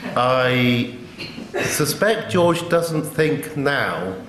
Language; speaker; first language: English; native; English